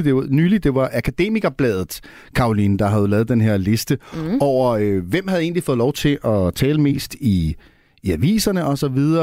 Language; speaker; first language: Danish; native; Danish